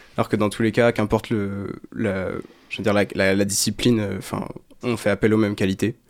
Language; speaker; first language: French; native; French